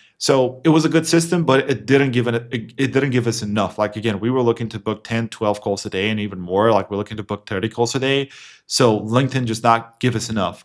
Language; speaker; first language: English; non-native, fluent; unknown